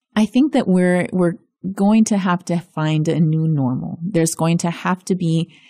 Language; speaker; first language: English; early bilingual, other home language; Spanish